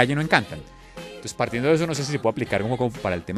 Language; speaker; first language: Spanish; native; Spanish